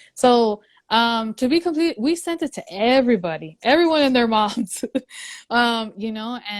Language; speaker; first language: English; early bilingual, other home language; Spanish